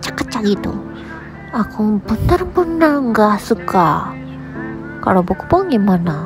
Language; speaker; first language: Indonesian; non-native, learner; Japanese